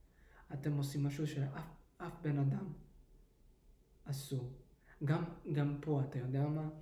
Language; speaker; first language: Hebrew; early bilingual, heritage; English